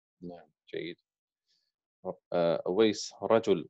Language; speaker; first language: Arabic; non-native, fluent; English